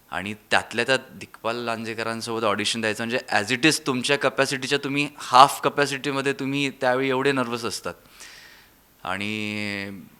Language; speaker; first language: Marathi; native; Marathi